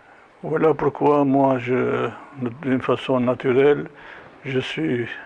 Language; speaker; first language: French; non-native, fluent; Albanian